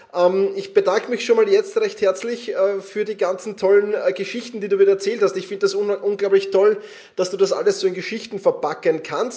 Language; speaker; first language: German; native; German